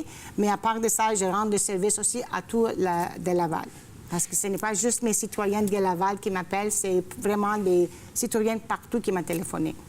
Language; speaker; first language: French; non-native, fluent; Greek